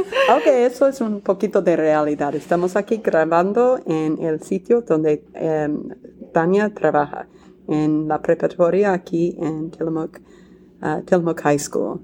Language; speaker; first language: Spanish; non-native, fluent; English